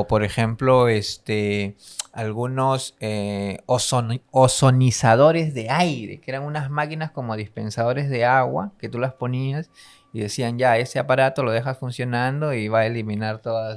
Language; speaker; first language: Spanish; native; Spanish